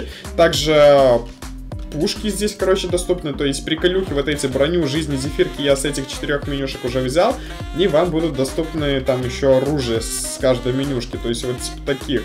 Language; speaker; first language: Russian; native; Russian